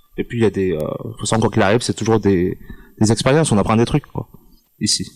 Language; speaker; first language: French; native; French